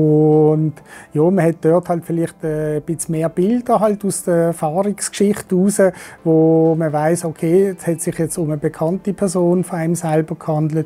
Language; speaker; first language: German; native; German